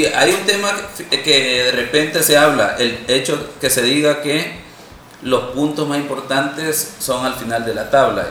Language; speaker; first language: Spanish; native; Spanish